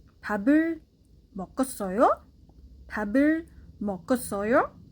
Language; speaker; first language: Korean; non-native, learner; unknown